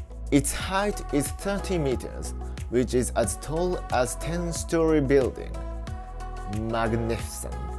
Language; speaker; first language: English; non-native, fluent; Japanese